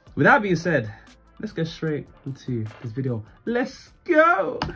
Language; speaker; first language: English; native; English